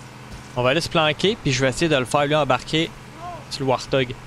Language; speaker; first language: French; native; French